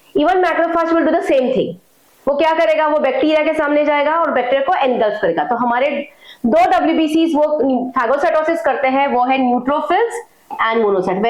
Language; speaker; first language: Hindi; non-native, local second language; Marathi